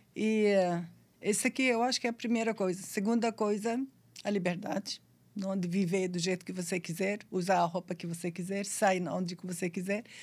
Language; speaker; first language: Portuguese; non-native, fluent; Arabic